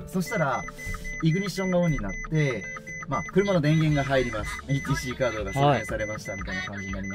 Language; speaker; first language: Japanese; native; Japanese